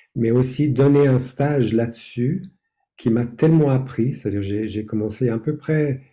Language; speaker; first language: French; non-native, fluent; English